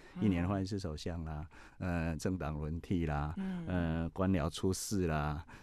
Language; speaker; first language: Chinese; native; Chinese